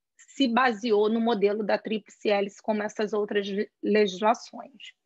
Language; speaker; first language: Portuguese; native; Portuguese